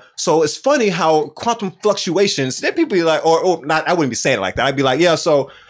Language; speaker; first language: English; native; English